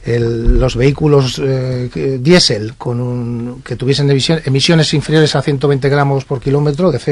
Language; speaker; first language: Spanish; native; Spanish